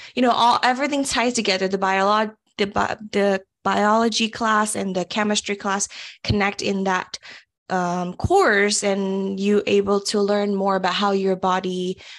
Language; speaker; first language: English; early bilingual, other home language; Indonesian